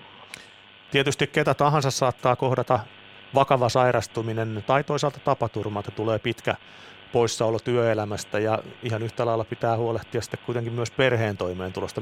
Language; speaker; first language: Finnish; native; Finnish